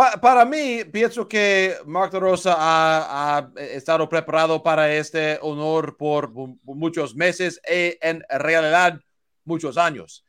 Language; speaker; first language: Spanish; non-native, learner; English